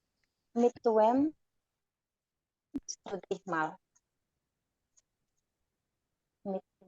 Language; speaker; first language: German; non-native, learner; Indonesian